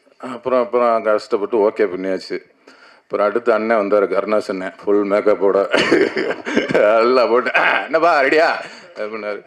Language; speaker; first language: Tamil; native; Tamil